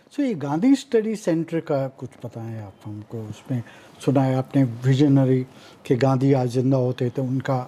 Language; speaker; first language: Hindi; native; Hindi